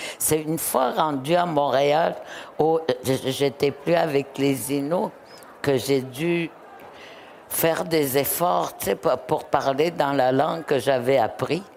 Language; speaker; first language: French; non-native, local second language; Innu-aimun